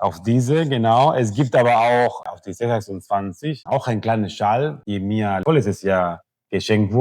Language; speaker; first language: German; non-native, fluent; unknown